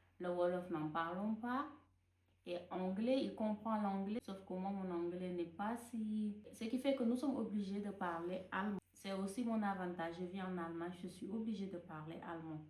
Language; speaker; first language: French; non-native, local second language; Wolof